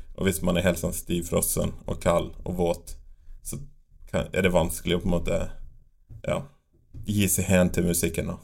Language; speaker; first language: Norwegian; native; Norwegian